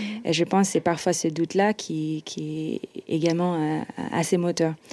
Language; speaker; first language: French; non-native, fluent; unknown